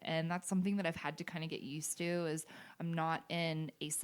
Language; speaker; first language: English; native; English